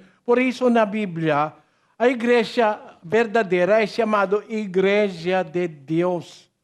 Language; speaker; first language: Portuguese; non-native, learner; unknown